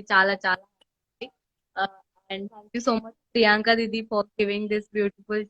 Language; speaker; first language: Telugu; non-native, learner; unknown